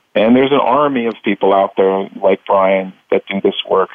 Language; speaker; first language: English; native; English